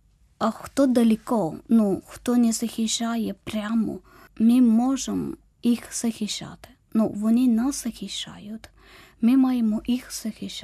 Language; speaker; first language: Ukrainian; non-native, learner; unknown